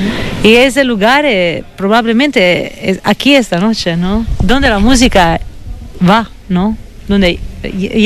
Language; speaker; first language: Spanish; non-native, fluent; Italian